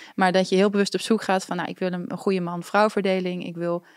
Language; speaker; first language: Dutch; native; Dutch